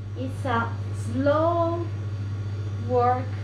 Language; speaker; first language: English; non-native, learner; Italian